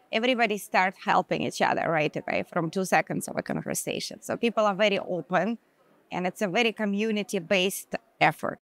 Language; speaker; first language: English; non-native, fluent; Hebrew